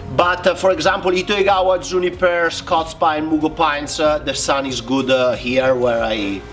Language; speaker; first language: English; non-native, fluent; Italian